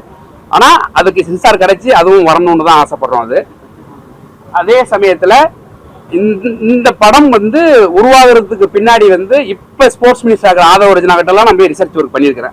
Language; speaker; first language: Tamil; native; Tamil